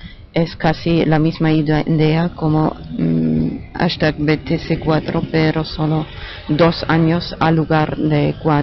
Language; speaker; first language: Spanish; non-native, fluent; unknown